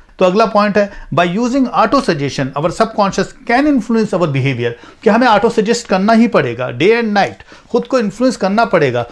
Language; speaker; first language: Urdu; native; Urdu